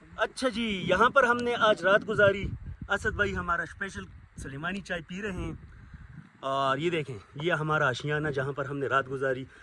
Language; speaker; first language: Urdu; non-native, local second language; Pashto